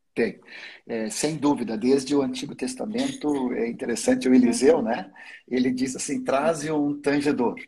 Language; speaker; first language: Portuguese; non-native, fluent; Swedish